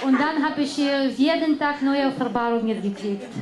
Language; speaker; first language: German; non-native, learner; Russian